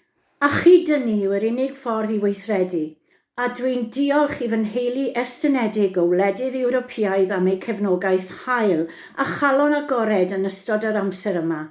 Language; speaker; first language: Welsh; native; Welsh